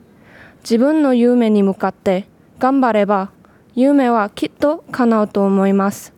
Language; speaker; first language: Japanese; non-native, learner; English